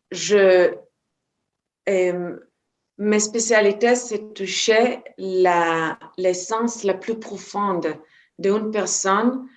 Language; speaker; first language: French; non-native, fluent; Hebrew